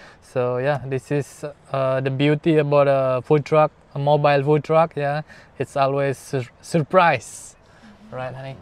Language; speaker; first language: English; non-native, fluent; Indonesian